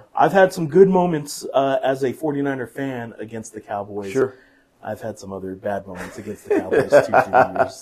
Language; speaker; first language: English; native; English